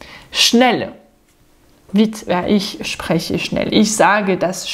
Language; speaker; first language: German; non-native, fluent; French